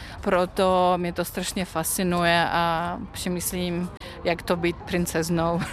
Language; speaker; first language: Czech; non-native, fluent; Russian